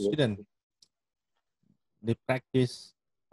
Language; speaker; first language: English; non-native, fluent; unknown